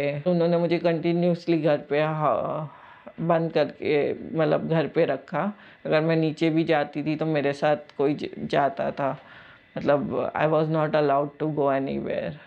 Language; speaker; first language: Hindi; non-native, local second language; Gujarati